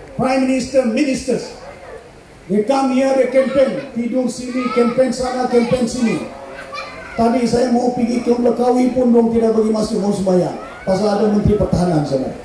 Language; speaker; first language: Malay; non-native, local second language; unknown